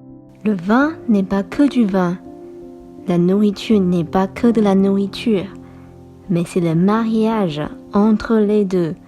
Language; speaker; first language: French; non-native, fluent; Chinese